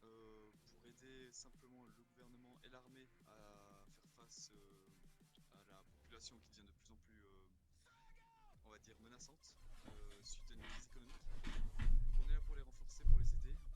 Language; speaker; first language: French; native; French